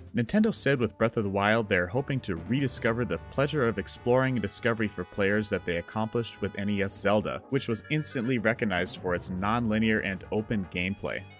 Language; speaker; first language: English; native; English